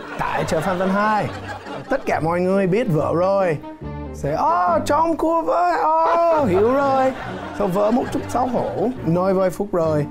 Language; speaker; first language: Vietnamese; non-native, learner; English